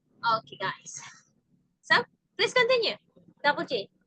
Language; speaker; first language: English; non-native, learner; Indonesian